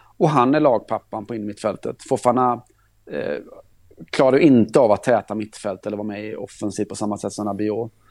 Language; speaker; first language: Swedish; native; Swedish